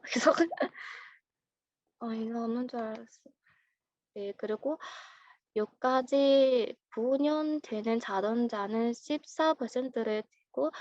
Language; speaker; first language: Korean; non-native, learner; Mongolian